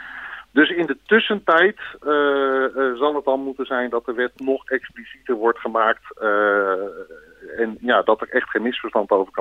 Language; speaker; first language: Dutch; native; Dutch